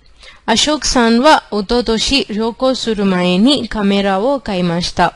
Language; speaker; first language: Japanese; non-native, fluent; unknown